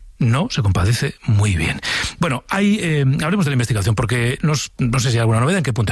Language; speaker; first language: Spanish; native; Spanish